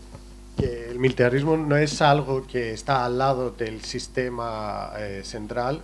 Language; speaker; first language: Spanish; non-native, learner; Greek